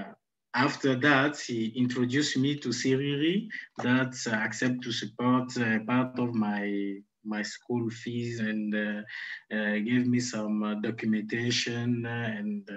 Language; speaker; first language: English; non-native, fluent; Sango